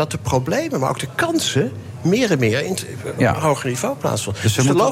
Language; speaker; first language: Dutch; native; Dutch